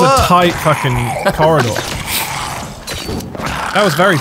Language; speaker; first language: English; native; English